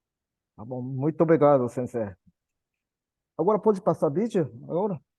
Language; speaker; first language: Portuguese; non-native, learner; Japanese